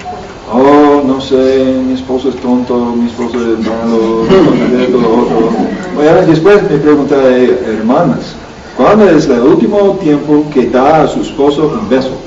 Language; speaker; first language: Spanish; non-native, learner; English